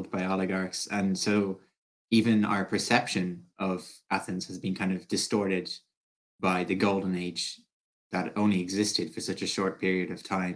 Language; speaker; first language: English; native; English